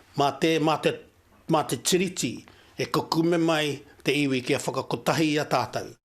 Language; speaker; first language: Māori; native; Māori